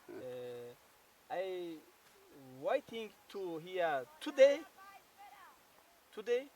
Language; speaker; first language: English; non-native, learner; Turkish